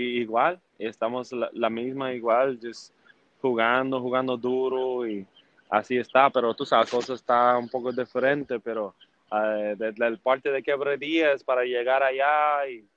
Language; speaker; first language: Spanish; early bilingual, heritage; English